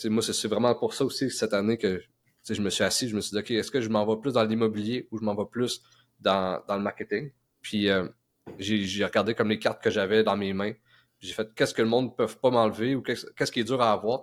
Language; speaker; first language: French; native; French